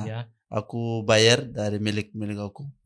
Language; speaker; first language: Indonesian; non-native, learner; Arabic